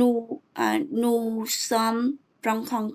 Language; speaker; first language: French; non-native, learner; English